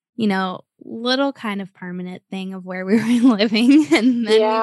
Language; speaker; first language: English; native; English